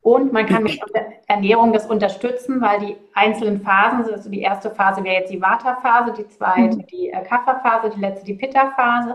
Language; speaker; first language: German; native; German